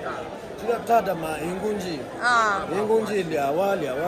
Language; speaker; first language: Chinese; non-native, learner; Swahili